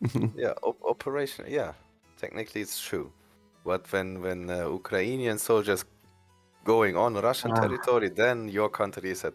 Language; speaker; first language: English; non-native, fluent; German